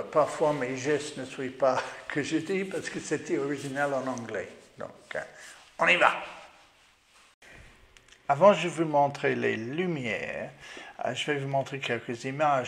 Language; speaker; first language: French; non-native, learner; English